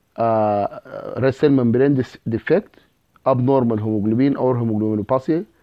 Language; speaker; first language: English; non-native, fluent; Arabic